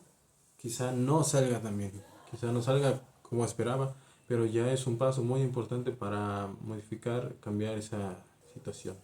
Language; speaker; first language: Spanish; native; Spanish